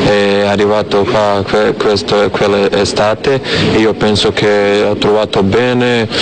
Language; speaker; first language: Italian; non-native, fluent; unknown